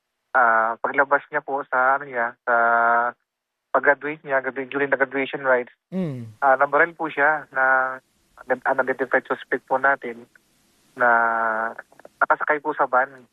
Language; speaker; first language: Filipino; non-native, local second language; Cebuano